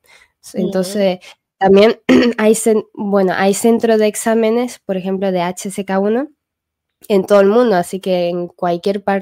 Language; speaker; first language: Spanish; non-native, fluent; Chinese